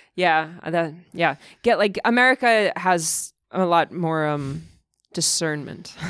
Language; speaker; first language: English; early bilingual, other home language; Russian